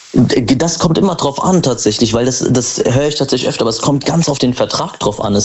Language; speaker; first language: German; native; German